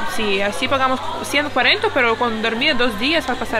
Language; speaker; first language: Spanish; non-native, learner; Ukrainian